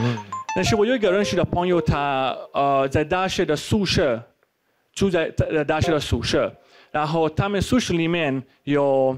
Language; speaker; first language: Chinese; non-native, fluent; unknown